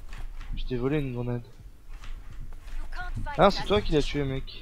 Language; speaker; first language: French; native; French